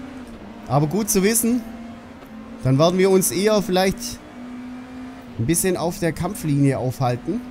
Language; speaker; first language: German; native; German